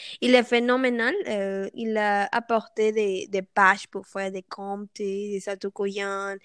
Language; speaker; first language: French; non-native, learner; Spanish